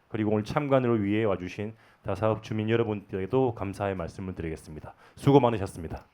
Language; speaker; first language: Korean; native; Korean